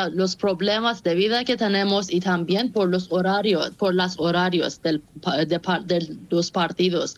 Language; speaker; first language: Spanish; non-native, fluent; Persian